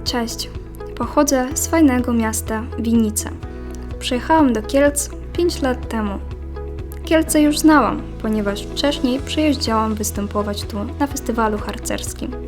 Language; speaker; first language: Polish; non-native, fluent; Ukrainian